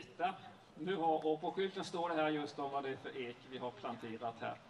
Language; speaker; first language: Swedish; native; Swedish